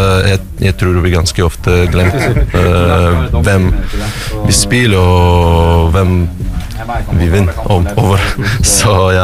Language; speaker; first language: Norwegian; non-native, learner; Russian